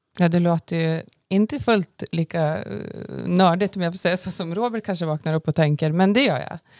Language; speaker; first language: Swedish; native; Swedish